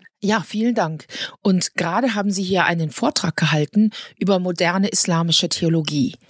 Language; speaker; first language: German; native; German